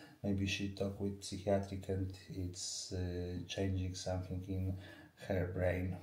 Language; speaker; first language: English; non-native, learner; Polish